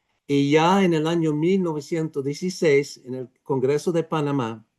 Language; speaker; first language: Spanish; non-native, fluent; Dutch